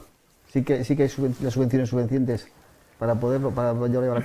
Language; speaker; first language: Spanish; native; Spanish